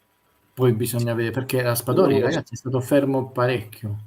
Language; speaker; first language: Italian; native; Italian